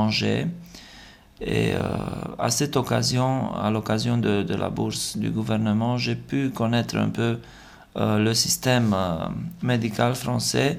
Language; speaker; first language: French; non-native, fluent; Romanian